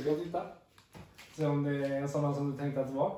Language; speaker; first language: Swedish; native; Swedish